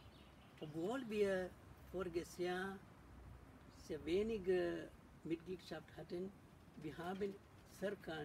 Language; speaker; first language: German; non-native, learner; Sinhala